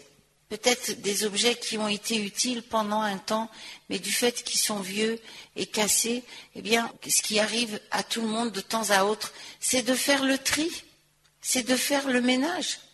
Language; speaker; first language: French; native; French